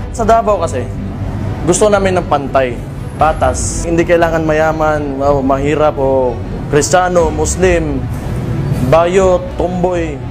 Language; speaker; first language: Filipino; non-native, local second language; Cebuano